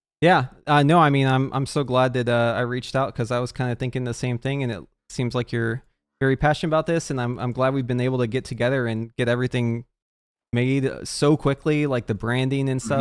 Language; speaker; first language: English; native; English